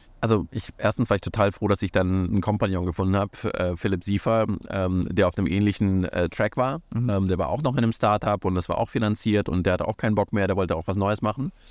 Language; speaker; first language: German; early bilingual, other home language; Russian